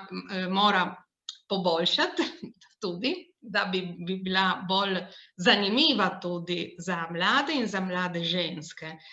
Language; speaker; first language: Slovenian; non-native, local second language; Italian